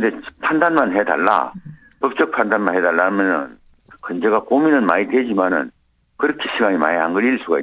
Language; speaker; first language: Korean; native; Korean